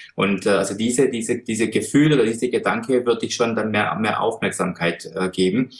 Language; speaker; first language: German; non-native, fluent; Persian